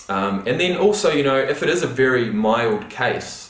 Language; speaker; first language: English; native; English